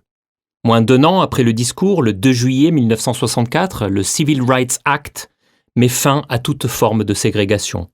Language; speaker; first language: French; native; French